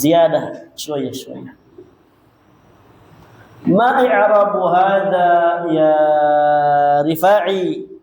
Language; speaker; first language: Arabic; non-native, fluent; Indonesian